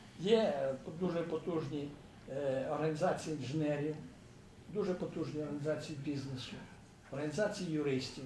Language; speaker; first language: Ukrainian; native; Ukrainian